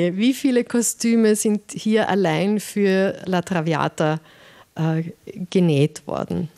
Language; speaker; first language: German; native; German